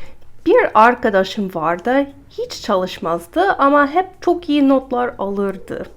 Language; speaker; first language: Turkish; non-native, fluent; English